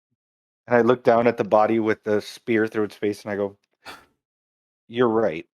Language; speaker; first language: English; native; English